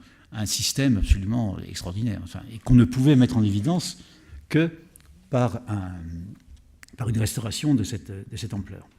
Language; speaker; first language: French; native; French